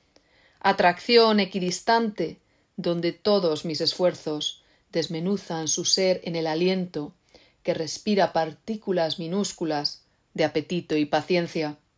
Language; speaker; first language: Spanish; native; Spanish